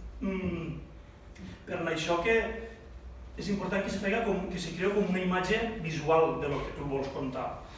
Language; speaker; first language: Catalan; native; Catalan